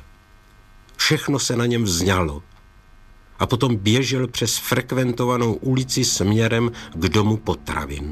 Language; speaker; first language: Czech; native; Czech